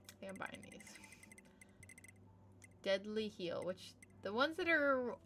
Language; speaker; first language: English; native; English